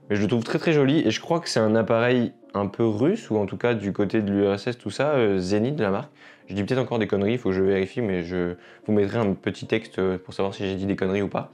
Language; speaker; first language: French; native; French